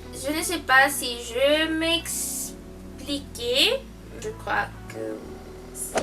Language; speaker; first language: French; non-native, learner; Spanish